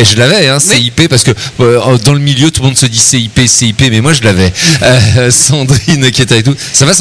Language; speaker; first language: French; native; French